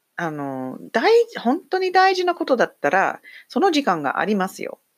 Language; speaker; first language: Japanese; non-native, fluent; English